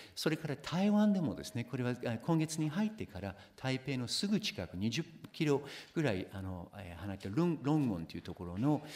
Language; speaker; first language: Japanese; non-native, fluent; English